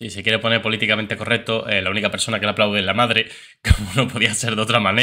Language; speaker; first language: Spanish; native; Spanish